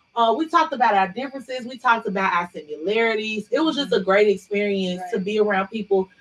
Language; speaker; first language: English; native; English